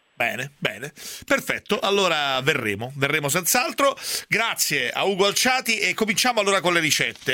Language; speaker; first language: Italian; native; Italian